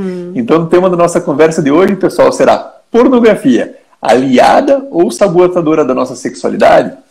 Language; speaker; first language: Portuguese; native; Portuguese